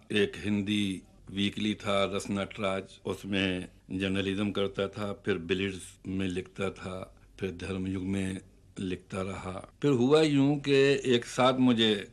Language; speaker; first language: Urdu; native; Urdu